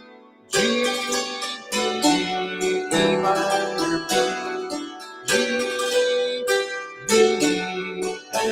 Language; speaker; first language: English; native; English